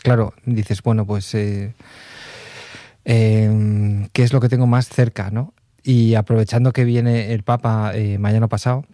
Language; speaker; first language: Spanish; native; Spanish